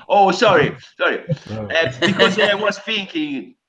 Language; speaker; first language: English; non-native, fluent; Italian